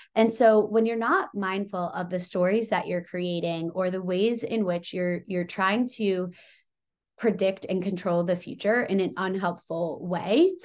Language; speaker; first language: English; native; English